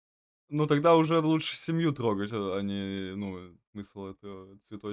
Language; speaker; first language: Russian; native; Russian